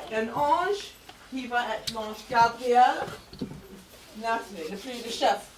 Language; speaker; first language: French; non-native, fluent; English